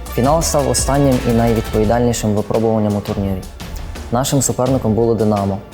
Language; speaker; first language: Ukrainian; early bilingual, other home language; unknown